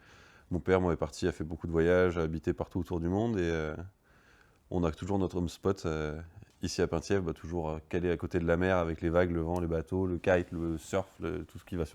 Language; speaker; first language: French; native; French